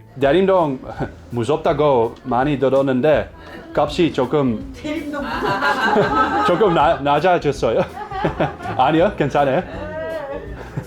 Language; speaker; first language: Korean; non-native, learner; Dutch